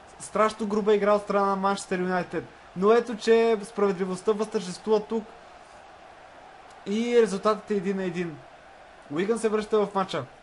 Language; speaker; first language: Bulgarian; native; Bulgarian